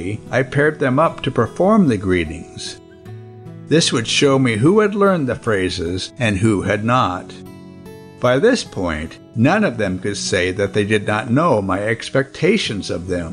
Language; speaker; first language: English; non-native, local second language; Yoruba